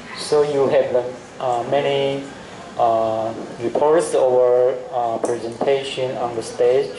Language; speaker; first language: English; non-native, learner; Chinese